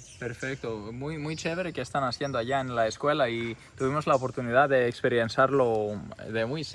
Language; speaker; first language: Spanish; non-native, fluent; Greek